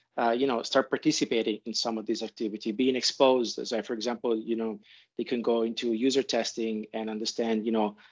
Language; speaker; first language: English; non-native, fluent; Italian